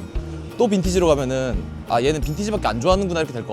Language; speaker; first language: Korean; native; Korean